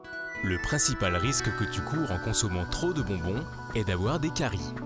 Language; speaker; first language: French; native; French